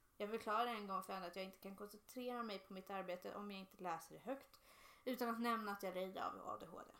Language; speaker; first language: Swedish; native; Swedish